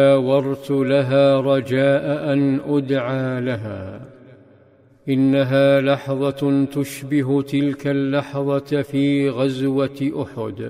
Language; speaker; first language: Arabic; native; Arabic